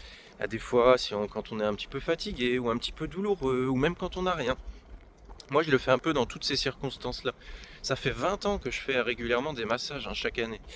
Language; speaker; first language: French; native; French